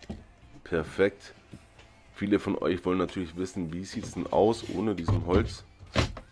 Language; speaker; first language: German; native; German